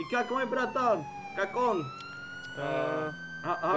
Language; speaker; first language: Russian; non-native, learner; Czech